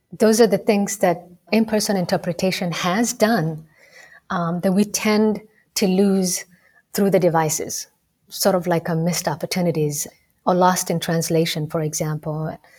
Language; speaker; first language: English; non-native, local second language; Somali